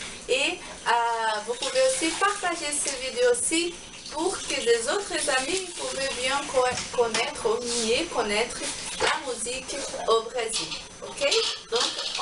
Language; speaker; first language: French; non-native, learner; Portuguese